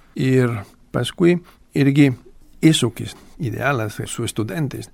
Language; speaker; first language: Lithuanian; non-native, fluent; Spanish